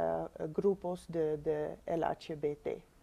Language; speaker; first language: Spanish; non-native, fluent; Dutch